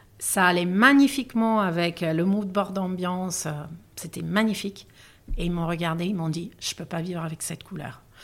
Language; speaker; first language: French; non-native, fluent; Italian